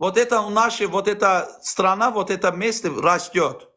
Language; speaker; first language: Russian; non-native, learner; Azerbaijani